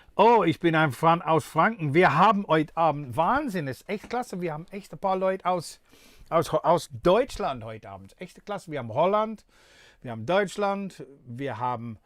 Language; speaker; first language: German; non-native, fluent; English